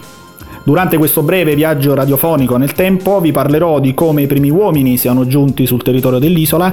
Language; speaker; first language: Italian; native; Italian